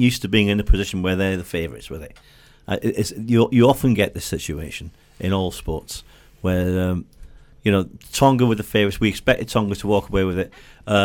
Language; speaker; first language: English; native; English